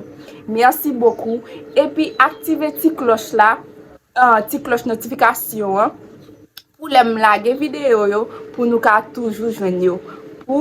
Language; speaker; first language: French; non-native, local second language; Haitian Creole